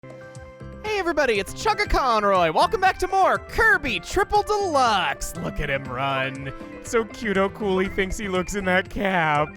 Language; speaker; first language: English; native; English